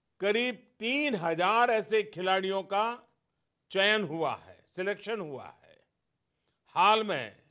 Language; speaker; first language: Hindi; non-native, local second language; Gujarati